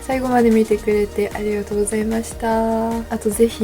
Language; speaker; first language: Japanese; non-native, learner; French